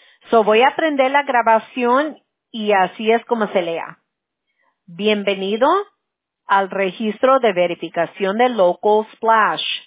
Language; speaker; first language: Spanish; early bilingual, heritage; Spanish